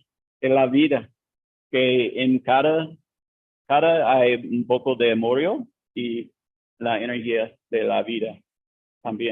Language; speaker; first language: Spanish; non-native, learner; English